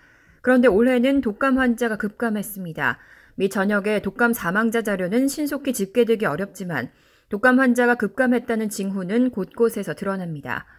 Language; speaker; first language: Korean; native; Korean